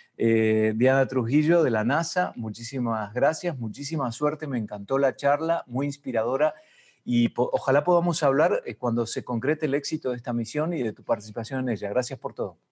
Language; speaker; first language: Spanish; native; Spanish